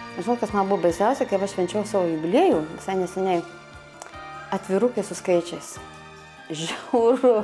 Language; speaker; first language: Lithuanian; native; Lithuanian